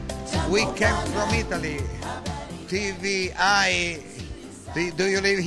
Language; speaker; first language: English; non-native, learner; Italian